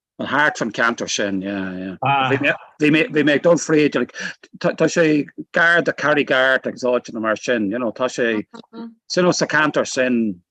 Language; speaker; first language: Irish; non-native, local second language; English